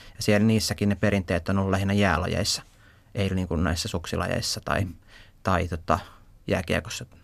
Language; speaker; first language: Finnish; native; Finnish